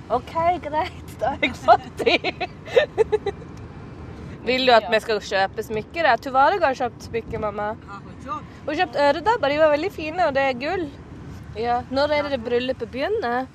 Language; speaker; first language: Norwegian; native; Norwegian